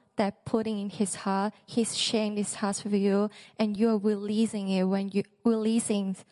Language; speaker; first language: English; non-native, local second language; Cantonese